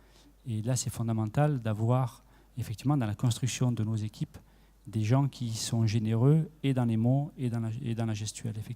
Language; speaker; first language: French; native; French